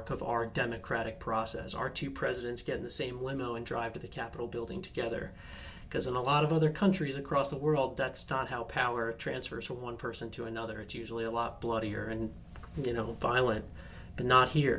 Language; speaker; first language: English; native; English